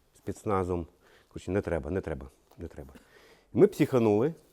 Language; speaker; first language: Ukrainian; non-native, local second language; Russian